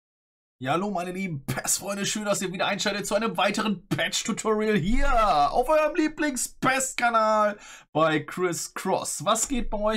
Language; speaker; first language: German; native; German